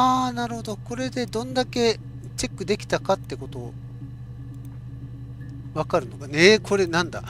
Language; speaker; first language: Japanese; native; Japanese